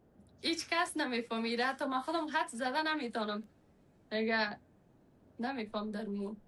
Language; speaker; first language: Persian; non-native, learner; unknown